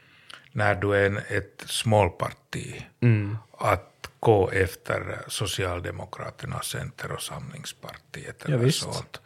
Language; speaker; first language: Swedish; non-native, learner; Finnish